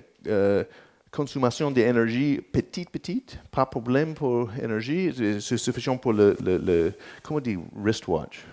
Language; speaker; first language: French; non-native, learner; English